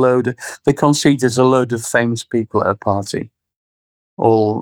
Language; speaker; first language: English; native; English